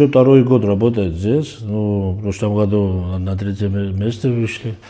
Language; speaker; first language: Russian; non-native, fluent; Georgian